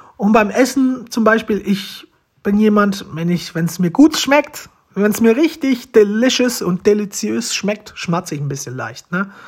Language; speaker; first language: German; early bilingual, other home language; Romanian